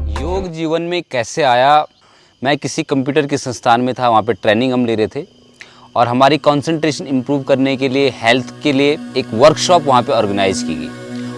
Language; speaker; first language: Hindi; native; Hindi